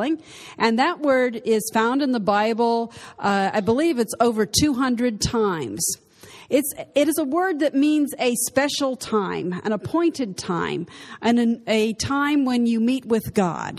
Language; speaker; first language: English; native; English